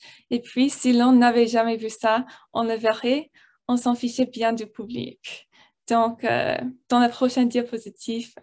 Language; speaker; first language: French; non-native, learner; English